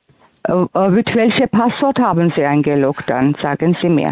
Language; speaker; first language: German; non-native, fluent; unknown